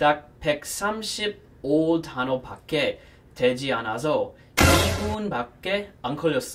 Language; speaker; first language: Korean; non-native, fluent; English